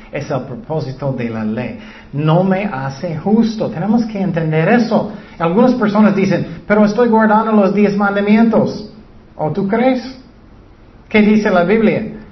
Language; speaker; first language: Spanish; non-native, learner; English